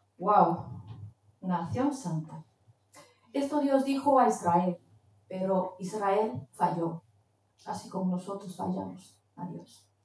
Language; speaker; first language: Spanish; non-native, fluent; Portuguese